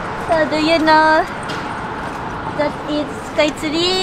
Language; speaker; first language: English; non-native, learner; Japanese